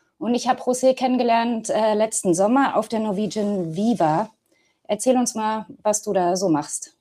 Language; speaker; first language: German; native; German